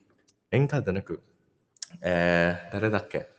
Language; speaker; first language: Japanese; non-native, learner; Indonesian